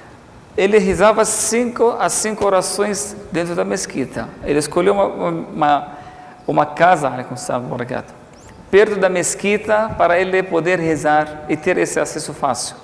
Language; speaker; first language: Portuguese; non-native, fluent; Arabic